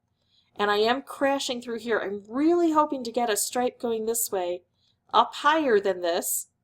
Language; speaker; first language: English; native; English